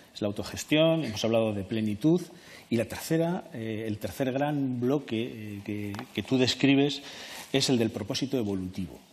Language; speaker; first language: Spanish; native; Spanish